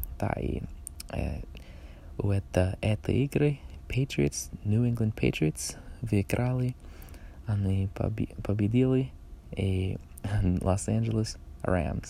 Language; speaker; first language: Russian; non-native, learner; English